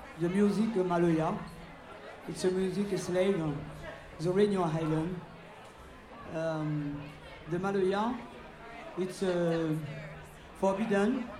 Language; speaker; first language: English; non-native, learner; French